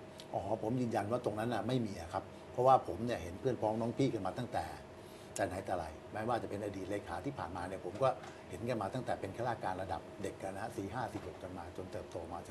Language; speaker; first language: Thai; native; Thai